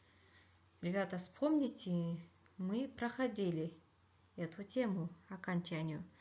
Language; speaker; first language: Russian; non-native, local second language; Kyrgyz